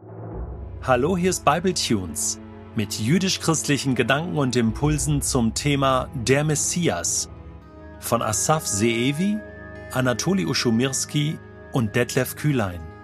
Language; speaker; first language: German; native; German